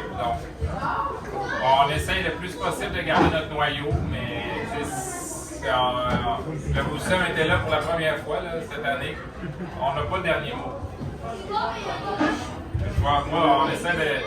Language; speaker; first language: French; native; French